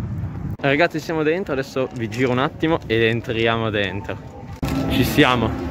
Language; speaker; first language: Italian; native; Italian